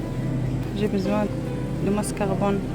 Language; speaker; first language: French; non-native, learner; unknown